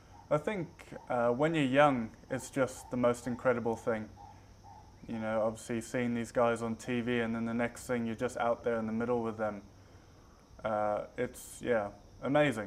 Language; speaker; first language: English; native; English